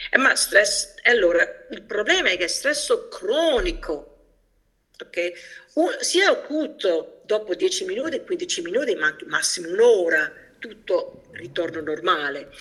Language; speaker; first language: Italian; early bilingual, heritage; Italian